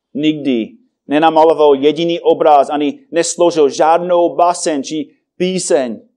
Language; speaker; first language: Czech; non-native, fluent; English